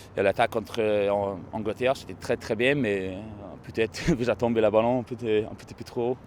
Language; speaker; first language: French; non-native, learner; English